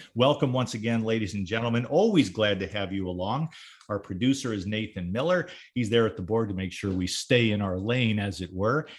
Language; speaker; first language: English; native; English